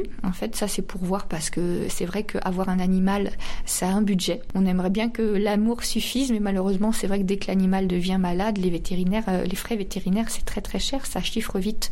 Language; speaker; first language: French; native; French